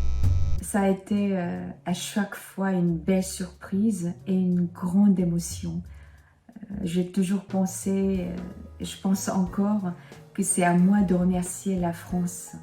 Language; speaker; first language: French; non-native, fluent; Korean